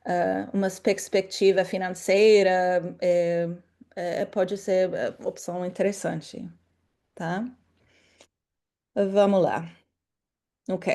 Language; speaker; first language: Portuguese; non-native, fluent; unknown